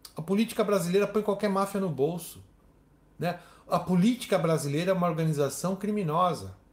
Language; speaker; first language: Portuguese; native; Portuguese